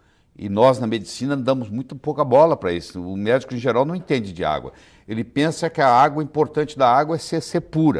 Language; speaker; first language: Portuguese; native; Portuguese